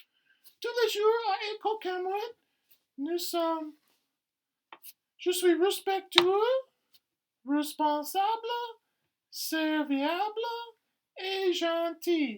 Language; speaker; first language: French; non-native, fluent; English